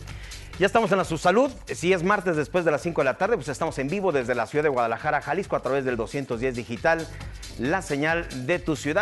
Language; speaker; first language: Spanish; native; Spanish